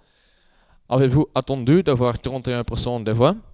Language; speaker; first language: French; non-native, local second language; Dutch